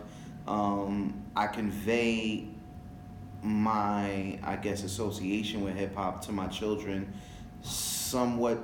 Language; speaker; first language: English; early bilingual, other home language; French